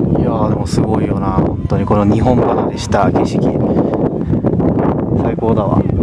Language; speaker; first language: Japanese; native; Japanese